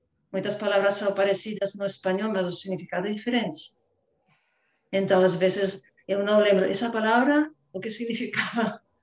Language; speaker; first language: Portuguese; non-native, fluent; Spanish